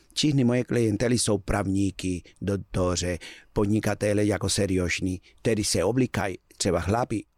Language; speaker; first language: Czech; non-native, fluent; Spanish